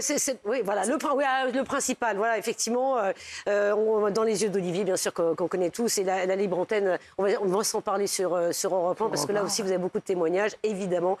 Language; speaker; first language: French; native; French